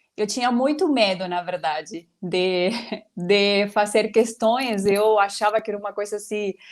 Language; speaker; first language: Portuguese; non-native, fluent; Spanish